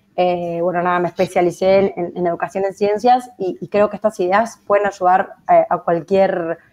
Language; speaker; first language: Spanish; native; Spanish